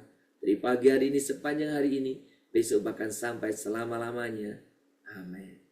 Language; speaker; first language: Indonesian; native; Indonesian